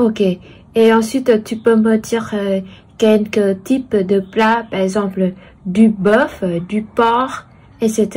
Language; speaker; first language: French; non-native, fluent; Vietnamese